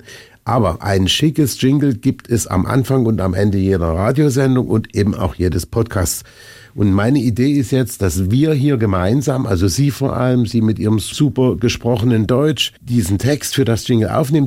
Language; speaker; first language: German; native; German